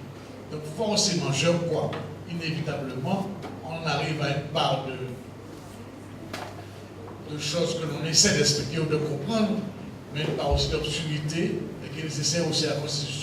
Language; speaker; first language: French; native; French